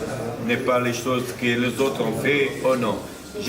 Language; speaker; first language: French; non-native, fluent; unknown